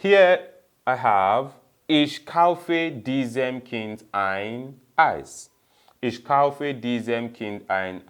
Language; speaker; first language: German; non-native, fluent; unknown